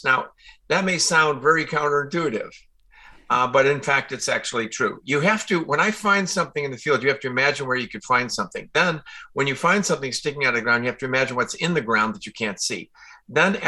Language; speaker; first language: English; native; English